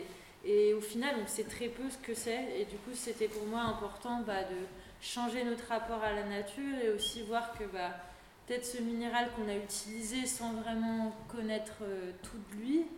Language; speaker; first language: French; native; French